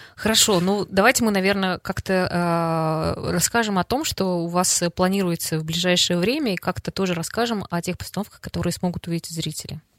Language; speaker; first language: Russian; native; Russian